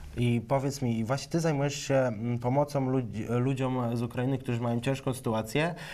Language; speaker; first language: Polish; native; Polish